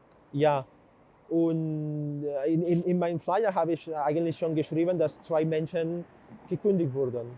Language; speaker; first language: German; non-native, fluent; Catalan